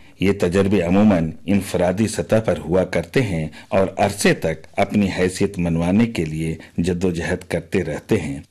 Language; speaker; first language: Urdu; native; Urdu